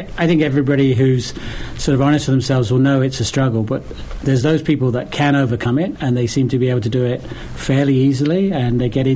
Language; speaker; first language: English; native; English